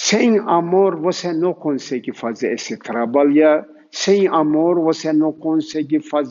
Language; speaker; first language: Portuguese; non-native, fluent; Turkish